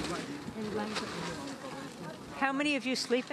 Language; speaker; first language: English; native; English